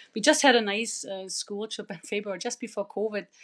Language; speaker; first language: English; non-native, fluent; German